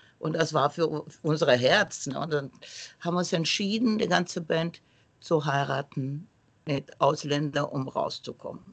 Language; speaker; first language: German; non-native, fluent; Romanian